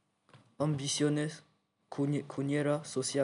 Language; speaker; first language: Spanish; non-native, learner; French